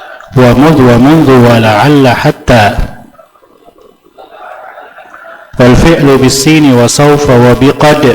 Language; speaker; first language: Arabic; non-native, fluent; Indonesian